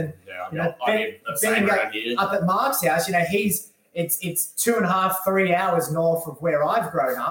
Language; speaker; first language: English; native; English